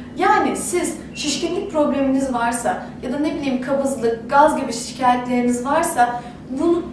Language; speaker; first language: Turkish; native; Turkish